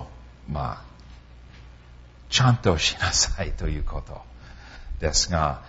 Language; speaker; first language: Japanese; non-native, fluent; English